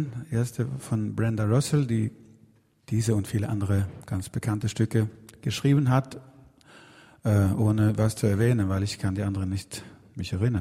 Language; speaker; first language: German; non-native, fluent; Swedish